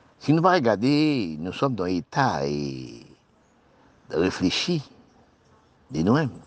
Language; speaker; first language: French; non-native, local second language; Haitian Creole